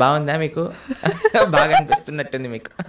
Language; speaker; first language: Telugu; native; Telugu